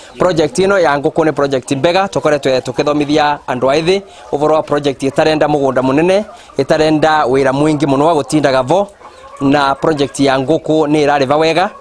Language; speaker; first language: Kikuyu; non-native, local second language; Embu